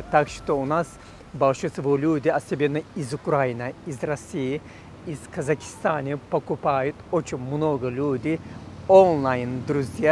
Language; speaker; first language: Russian; non-native, fluent; Turkish